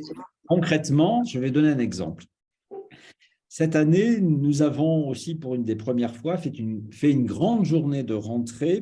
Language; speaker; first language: French; native; French